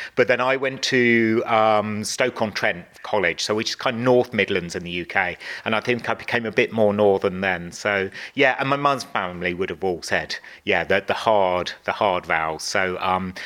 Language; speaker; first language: English; native; English